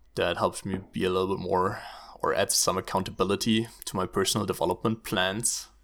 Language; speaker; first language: English; non-native, fluent; German